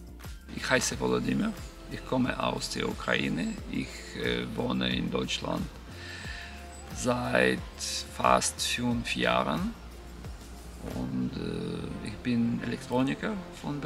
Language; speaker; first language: German; non-native, learner; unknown